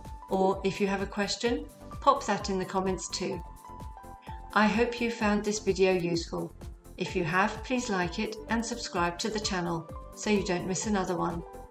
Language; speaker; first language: English; native; English